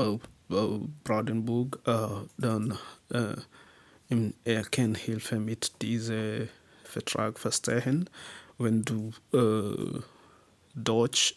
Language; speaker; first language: German; non-native, learner; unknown